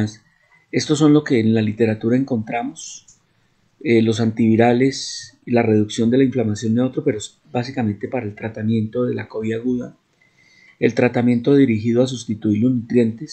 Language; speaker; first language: Spanish; native; Spanish